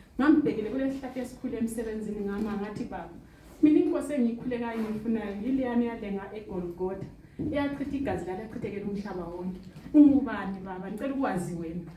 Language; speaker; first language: Zulu; non-native, local second language; Xhosa